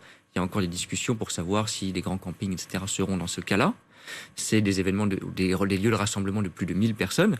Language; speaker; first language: French; native; French